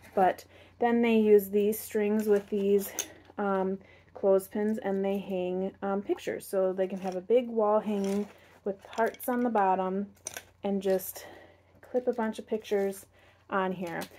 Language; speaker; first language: English; native; English